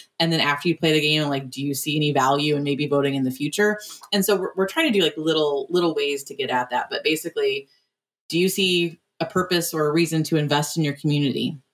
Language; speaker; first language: English; native; English